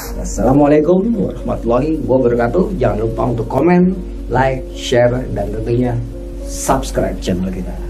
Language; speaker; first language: Indonesian; native; Indonesian